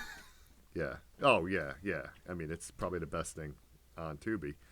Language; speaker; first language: English; native; English